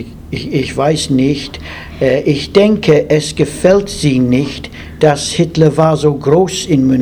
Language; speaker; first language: German; non-native, learner; English